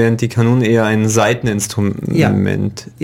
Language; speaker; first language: German; native; German